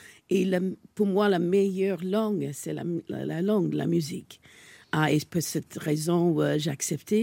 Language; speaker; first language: French; non-native, fluent; English